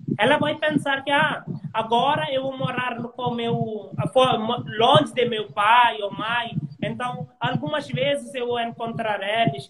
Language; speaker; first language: Portuguese; non-native, learner; Hindi